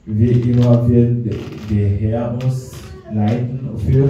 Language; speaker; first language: German; non-native, learner; French